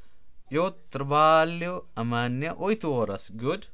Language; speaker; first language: Portuguese; non-native, fluent; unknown